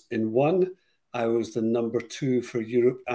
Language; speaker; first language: English; native; English